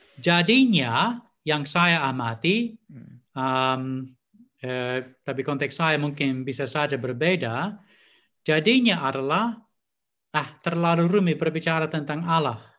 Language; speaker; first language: Indonesian; non-native, fluent; English